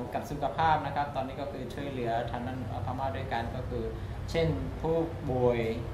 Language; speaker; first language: Thai; non-native, fluent; Burmese